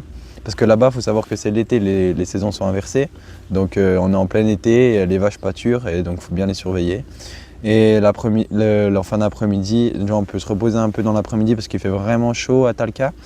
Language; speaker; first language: French; native; French